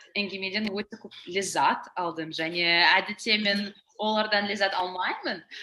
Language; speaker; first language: Kazakh; non-native, learner; English